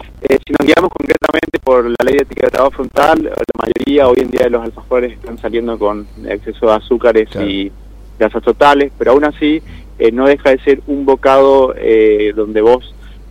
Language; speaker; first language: Spanish; native; Spanish